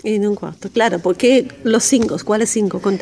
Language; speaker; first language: Spanish; native; Spanish